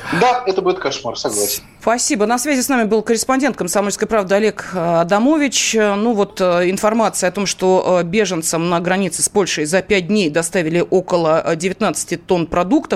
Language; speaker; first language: Russian; native; Russian